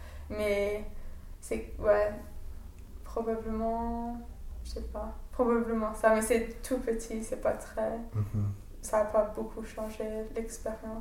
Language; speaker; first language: French; non-native, fluent; English